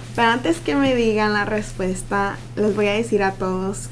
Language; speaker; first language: Spanish; early bilingual, heritage; Spanish